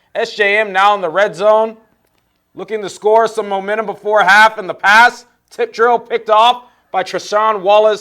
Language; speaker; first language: English; native; English